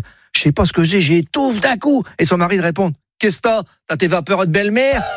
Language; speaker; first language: French; native; French